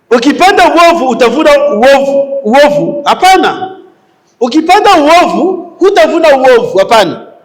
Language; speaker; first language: Swahili; non-native, local second language; Rundi